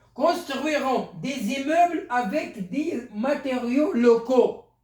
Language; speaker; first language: French; non-native, local second language; Arabic